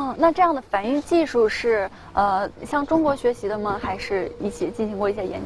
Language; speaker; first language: Chinese; native; Chinese